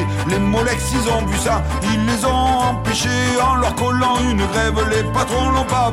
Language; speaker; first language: French; native; French